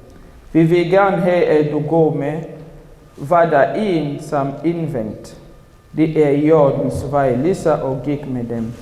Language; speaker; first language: Danish; non-native, fluent; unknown